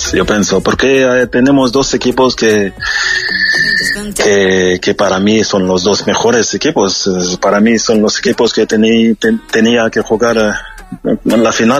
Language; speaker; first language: Spanish; non-native, fluent; French